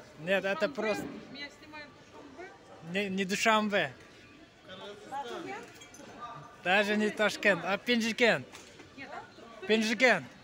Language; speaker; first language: Russian; non-native, local second language; Uzbek